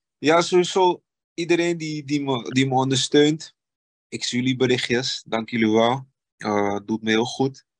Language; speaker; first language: Dutch; native; Dutch